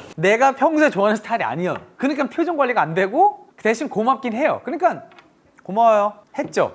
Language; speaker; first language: Korean; early bilingual, heritage; English